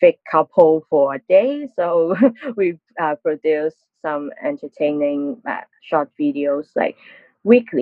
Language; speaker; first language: English; non-native, local second language; Cantonese